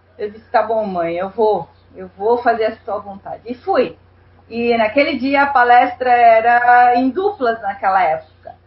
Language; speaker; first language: Portuguese; non-native, fluent; Spanish